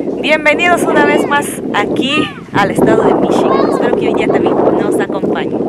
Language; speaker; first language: Spanish; native; Spanish